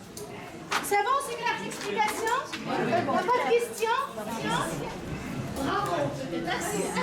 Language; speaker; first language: French; non-native, local second language; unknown